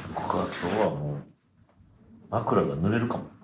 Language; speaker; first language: Japanese; native; Japanese